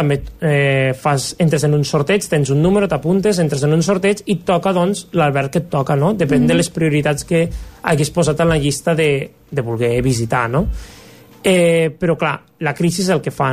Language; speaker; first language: Catalan; native; Catalan